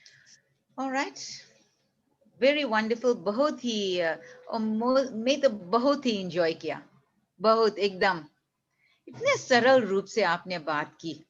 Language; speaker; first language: Hindi; non-native, fluent; English